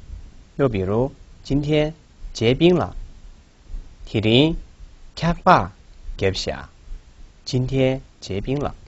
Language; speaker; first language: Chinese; non-native, local second language; Tibetan